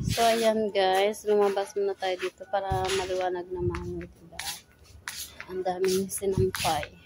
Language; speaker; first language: Filipino; non-native, local second language; Hiligaynon